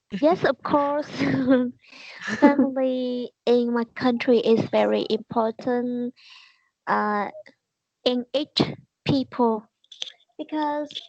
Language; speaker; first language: English; non-native, learner; Vietnamese